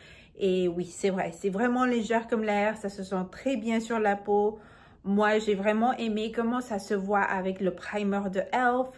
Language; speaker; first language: French; non-native, fluent; Spanish